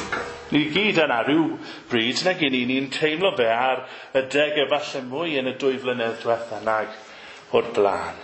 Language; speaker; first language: Welsh; native; Welsh